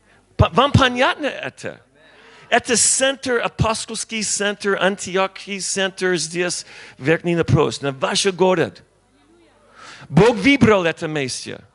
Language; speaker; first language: Russian; non-native, learner; English